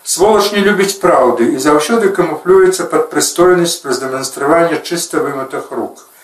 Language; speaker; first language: Belarusian; native; Belarusian